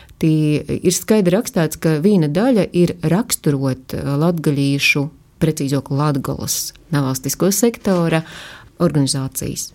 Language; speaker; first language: Latvian; native; Latvian